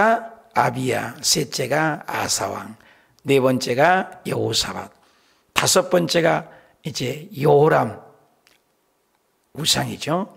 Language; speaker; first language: Korean; native; Korean